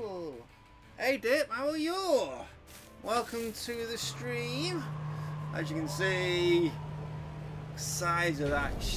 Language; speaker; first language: English; native; English